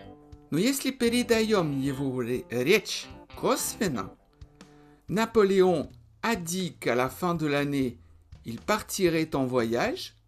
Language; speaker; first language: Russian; non-native, fluent; French